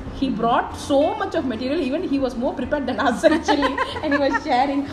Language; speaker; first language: English; non-native, local second language; Tamil